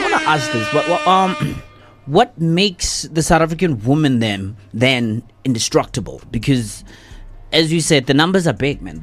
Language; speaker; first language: English; non-native, local second language; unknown